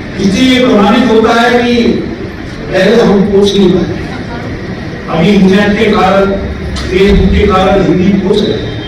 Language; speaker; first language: Hindi; non-native, local second language; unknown